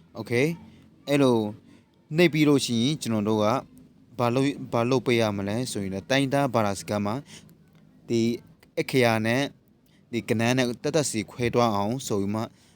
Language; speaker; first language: Burmese; non-native, local second language; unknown